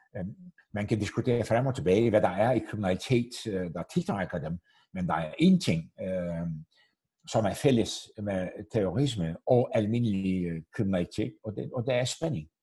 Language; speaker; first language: Danish; non-native, fluent; Turkish